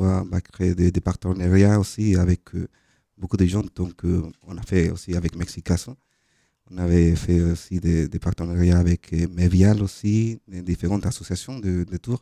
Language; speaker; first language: French; non-native, fluent; Spanish